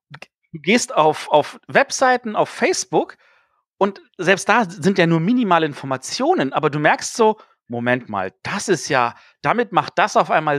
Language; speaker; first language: German; native; German